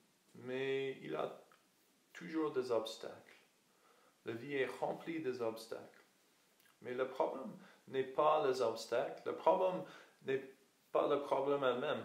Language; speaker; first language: French; non-native, fluent; English